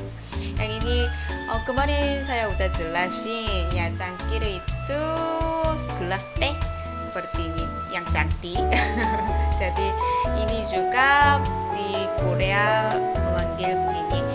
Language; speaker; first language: Indonesian; non-native, learner; Korean